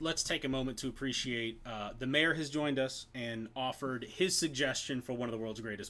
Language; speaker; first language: English; native; English